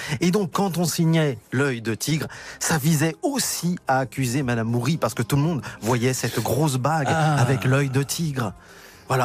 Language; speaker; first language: French; native; French